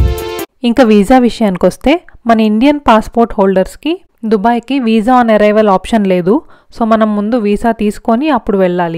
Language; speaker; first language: Telugu; native; Telugu